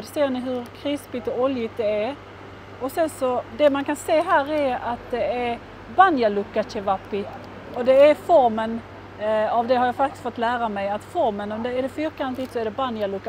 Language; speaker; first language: Swedish; native; Swedish